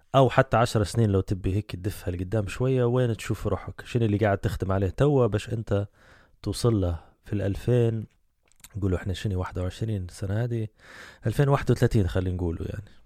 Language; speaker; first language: Arabic; native; Arabic